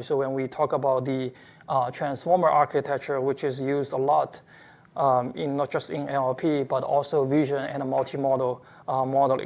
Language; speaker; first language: English; non-native, fluent; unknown